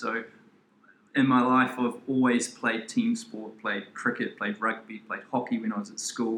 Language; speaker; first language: English; native; English